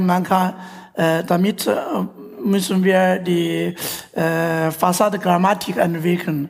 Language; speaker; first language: German; non-native, fluent; Chinese